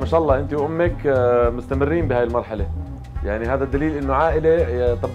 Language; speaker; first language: Arabic; native; Arabic